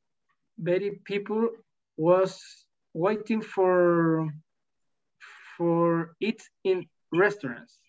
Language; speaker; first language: English; non-native, learner; Spanish